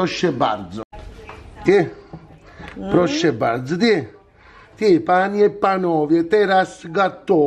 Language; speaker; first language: Polish; non-native, learner; Italian